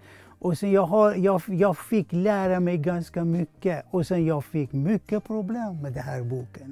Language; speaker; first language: Swedish; non-native, fluent; Persian